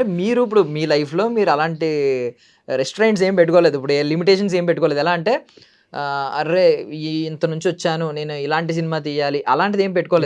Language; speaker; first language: Telugu; native; Telugu